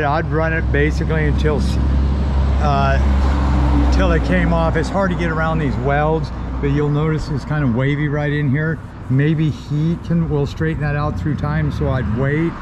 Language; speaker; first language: English; native; English